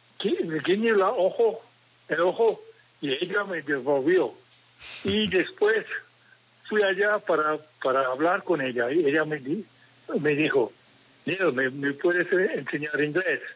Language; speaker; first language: Spanish; non-native, fluent; English